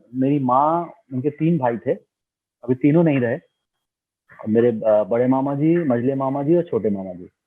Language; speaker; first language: Hindi; non-native, local second language; Bangla